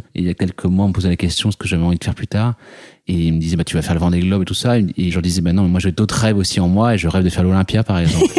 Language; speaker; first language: French; native; French